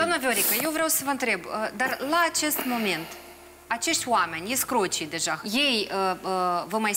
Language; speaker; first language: Romanian; native; Romanian